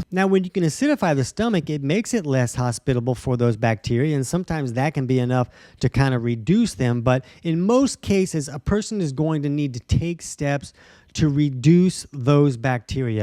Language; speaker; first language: English; native; English